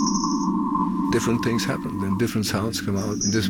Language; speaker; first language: English; non-native, fluent; German